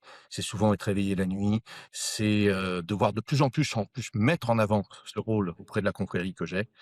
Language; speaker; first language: French; native; French